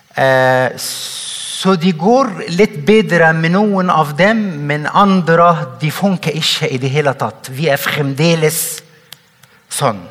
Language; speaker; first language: Norwegian; non-native, fluent; Arabic